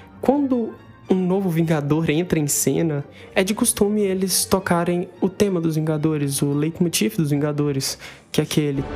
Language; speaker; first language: Portuguese; native; Portuguese